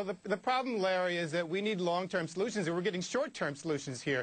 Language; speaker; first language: English; native; English